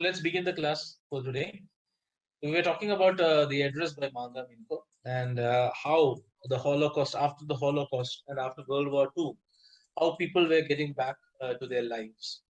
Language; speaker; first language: English; non-native, local second language; Malayalam